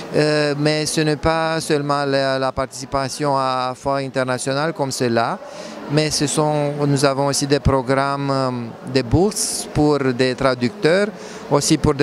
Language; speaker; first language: French; non-native, fluent; Romanian